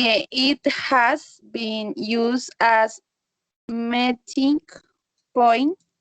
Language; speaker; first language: English; non-native, learner; Spanish